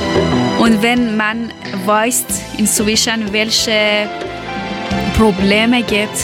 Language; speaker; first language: German; non-native, learner; Persian